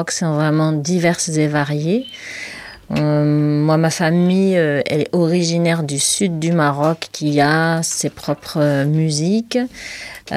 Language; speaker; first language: French; non-native, local second language; Arabic